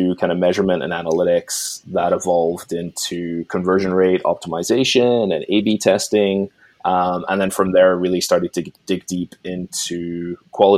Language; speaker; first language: English; native; English